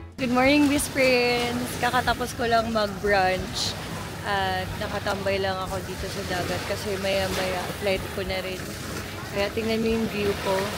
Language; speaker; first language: Filipino; non-native, local second language; Cebuano